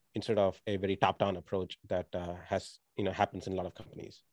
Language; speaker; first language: English; non-native, local second language; Tamil